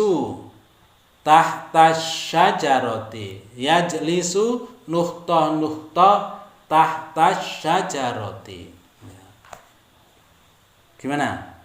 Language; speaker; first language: Arabic; non-native, fluent; Javanese